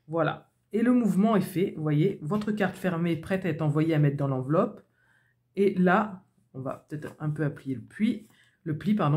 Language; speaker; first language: French; native; French